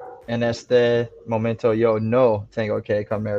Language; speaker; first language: Spanish; non-native, learner; English